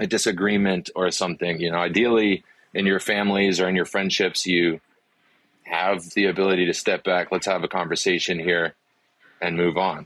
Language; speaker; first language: English; early bilingual, other home language; Afrikaans